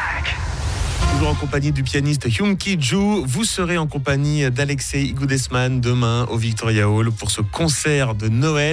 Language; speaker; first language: French; native; French